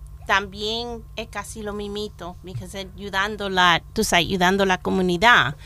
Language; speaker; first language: Spanish; native; Spanish